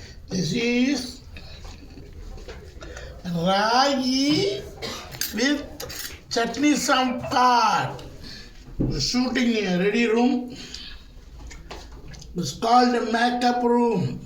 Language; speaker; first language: English; non-native, local second language; Tamil